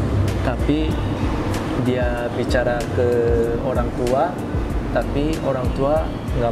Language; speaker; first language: Indonesian; non-native, fluent; Korean